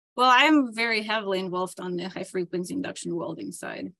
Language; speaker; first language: English; non-native, fluent; Ukrainian